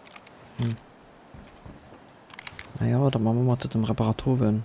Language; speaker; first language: German; native; German